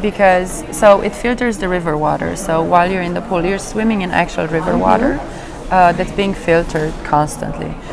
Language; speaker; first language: English; non-native, fluent; Romanian